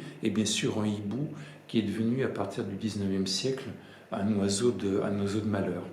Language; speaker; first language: French; native; French